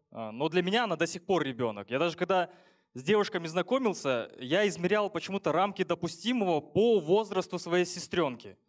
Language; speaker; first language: Russian; native; Russian